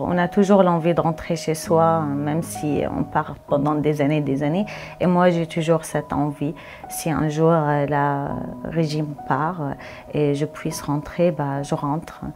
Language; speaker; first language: French; non-native, fluent; Arabic